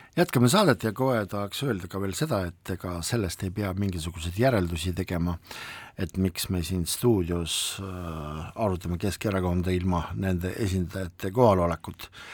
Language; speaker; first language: Estonian; non-native, local second language; Russian